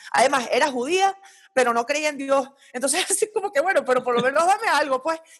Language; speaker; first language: Spanish; early bilingual, heritage; Spanish